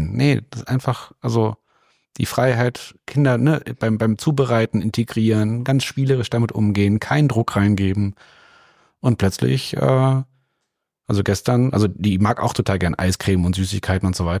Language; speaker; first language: German; native; German